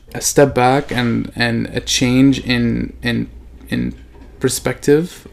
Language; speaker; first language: English; non-native, fluent; Arabic